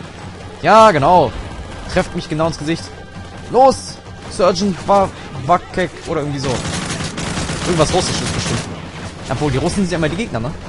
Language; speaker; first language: German; native; German